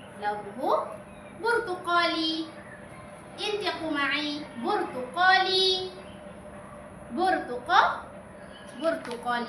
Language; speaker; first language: Arabic; non-native, learner; Malay